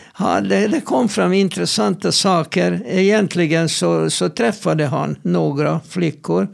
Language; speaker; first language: Swedish; non-native, fluent; Hungarian